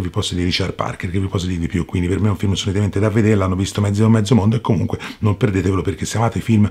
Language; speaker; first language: Italian; native; Italian